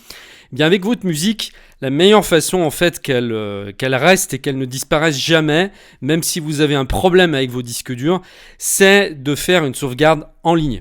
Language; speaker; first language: French; native; French